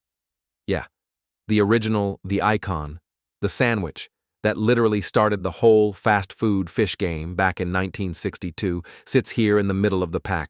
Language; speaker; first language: English; native; English